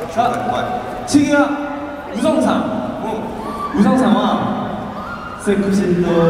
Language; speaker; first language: Japanese; non-native, learner; Korean